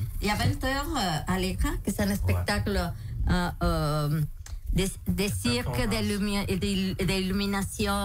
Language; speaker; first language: French; non-native, local second language; Spanish